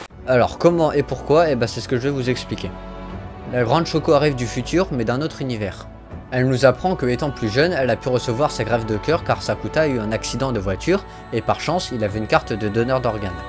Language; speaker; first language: French; native; French